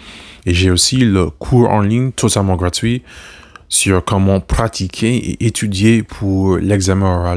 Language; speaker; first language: French; non-native, learner; English